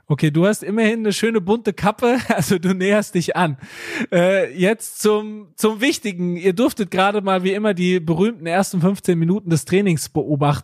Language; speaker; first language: German; native; German